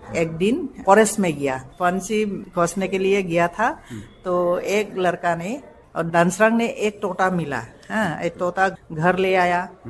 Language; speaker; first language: Hindi; non-native, local second language; Bodo